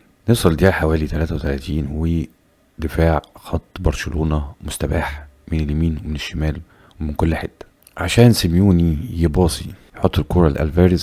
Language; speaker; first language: Arabic; native; Arabic